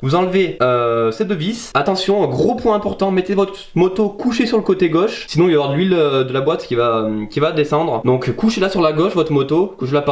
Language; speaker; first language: French; native; French